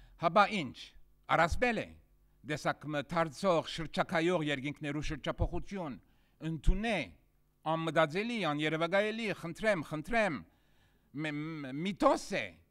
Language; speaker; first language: Armenian; early bilingual, heritage; Armenian